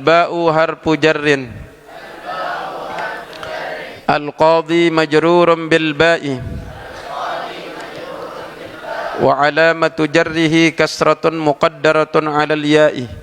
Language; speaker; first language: Arabic; non-native, fluent; Indonesian